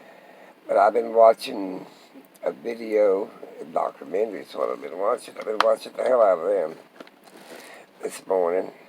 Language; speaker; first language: English; native; English